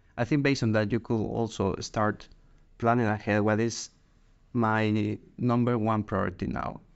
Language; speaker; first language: English; non-native, fluent; Spanish